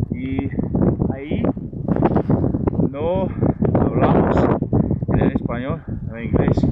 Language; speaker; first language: Spanish; non-native, learner; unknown